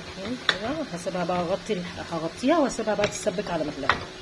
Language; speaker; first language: Arabic; native; Arabic